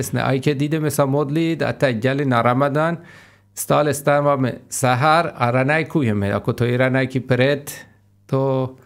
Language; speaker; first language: Slovak; non-native, fluent; Persian